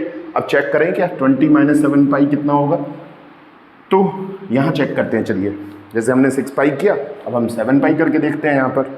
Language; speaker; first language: Hindi; native; Hindi